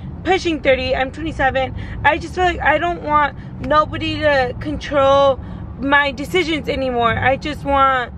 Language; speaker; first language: English; early bilingual, other home language; Spanish